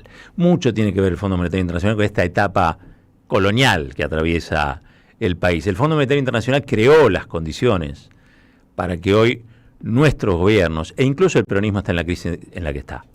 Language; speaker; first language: Spanish; native; Spanish